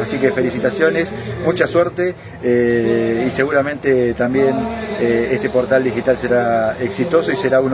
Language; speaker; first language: Spanish; native; Spanish